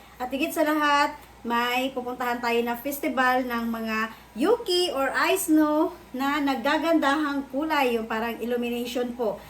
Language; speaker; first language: Filipino; non-native, local second language; Cebuano